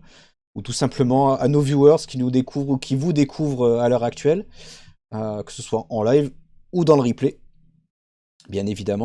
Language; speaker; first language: French; native; French